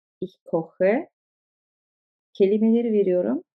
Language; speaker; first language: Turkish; early bilingual, heritage; Turkish